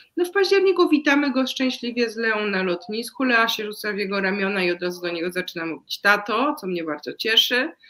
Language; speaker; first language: Polish; native; Polish